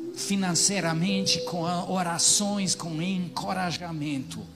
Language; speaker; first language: Portuguese; non-native, fluent; English